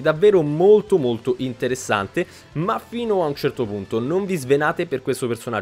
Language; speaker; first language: Italian; native; Italian